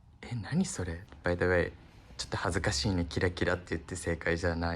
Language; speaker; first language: Japanese; native; Japanese